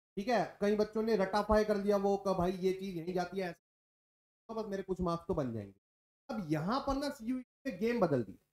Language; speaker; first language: Hindi; native; Hindi